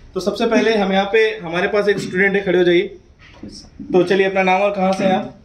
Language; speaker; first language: Hindi; native; Hindi